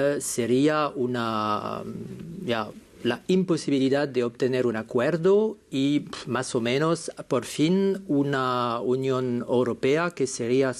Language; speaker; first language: Spanish; non-native, fluent; French